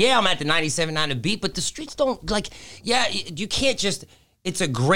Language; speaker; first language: English; early bilingual, other home language; Greek